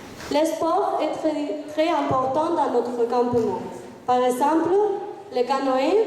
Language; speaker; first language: French; non-native, learner; Spanish